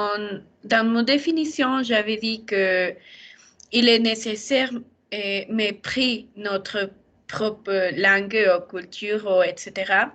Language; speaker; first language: French; non-native, learner; Spanish